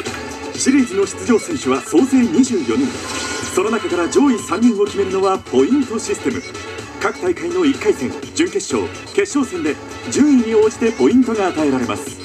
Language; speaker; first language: Japanese; native; Japanese